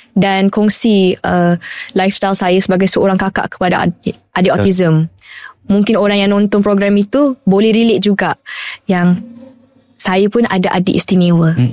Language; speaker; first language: Malay; non-native, local second language; English